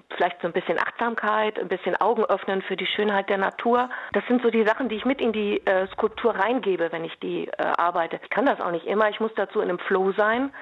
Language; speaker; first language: German; native; German